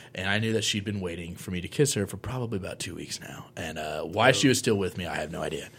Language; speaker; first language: English; native; English